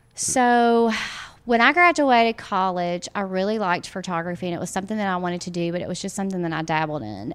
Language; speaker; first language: English; native; English